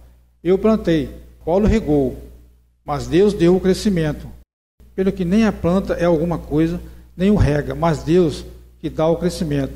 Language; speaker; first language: Portuguese; native; Portuguese